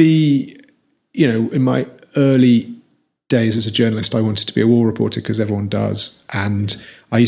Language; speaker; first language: English; native; English